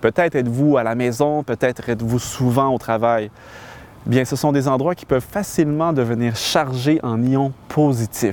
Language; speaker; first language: French; native; French